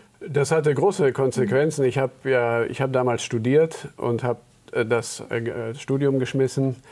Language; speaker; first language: German; early bilingual, heritage; German